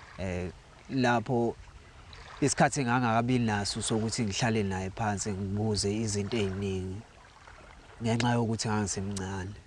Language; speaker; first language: Zulu; native; Zulu